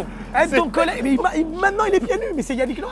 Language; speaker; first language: French; native; French